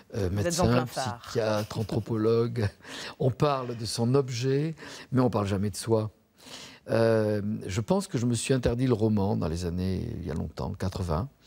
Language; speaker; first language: French; native; French